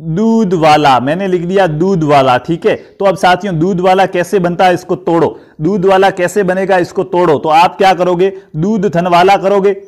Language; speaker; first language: Hindi; native; Hindi